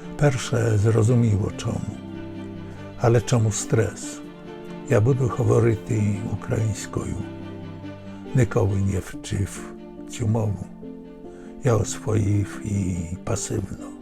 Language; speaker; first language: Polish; non-native, learner; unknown